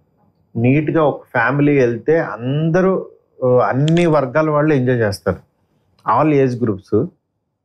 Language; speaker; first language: Telugu; native; Telugu